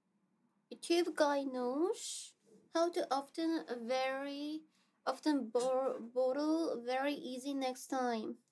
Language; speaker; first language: English; non-native, fluent; Korean